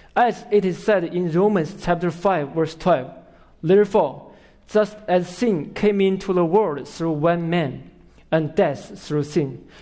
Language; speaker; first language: English; non-native, fluent; Chinese